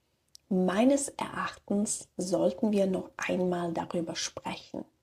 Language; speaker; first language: German; non-native, fluent; Slovak